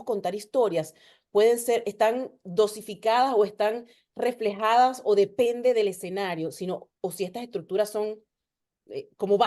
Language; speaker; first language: Spanish; native; Spanish